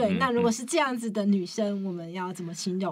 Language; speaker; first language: Chinese; native; Chinese